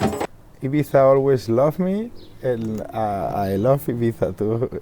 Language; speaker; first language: English; non-native, learner; Spanish